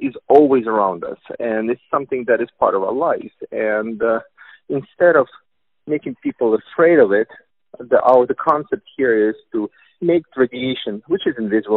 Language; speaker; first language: English; non-native, fluent; Russian